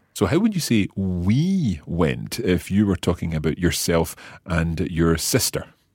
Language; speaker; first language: English; native; English